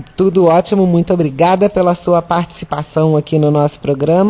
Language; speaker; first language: Portuguese; native; Portuguese